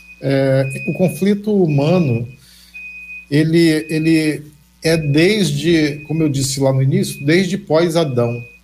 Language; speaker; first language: Portuguese; native; Portuguese